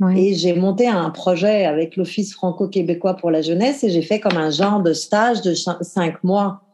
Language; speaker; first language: French; native; French